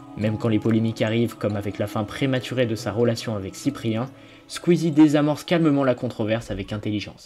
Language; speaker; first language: French; native; French